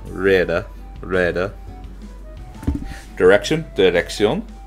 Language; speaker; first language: Spanish; non-native, learner; English